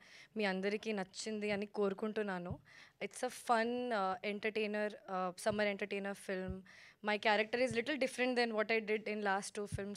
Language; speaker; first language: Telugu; non-native, local second language; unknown